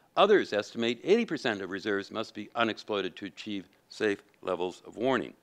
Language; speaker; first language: English; native; English